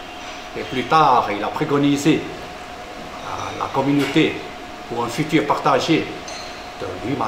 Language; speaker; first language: French; non-native, fluent; Chinese